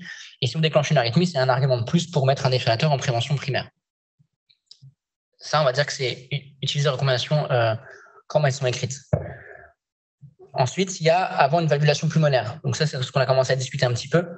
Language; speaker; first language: French; native; French